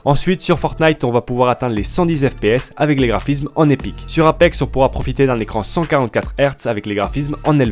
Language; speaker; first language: French; native; French